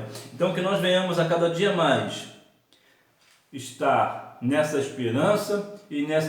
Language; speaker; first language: Portuguese; native; Portuguese